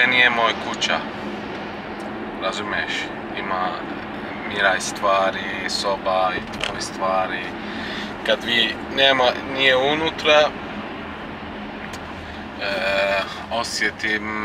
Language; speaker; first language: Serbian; non-native, learner; Turkish